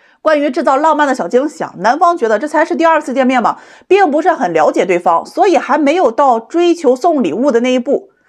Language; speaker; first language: Chinese; native; Chinese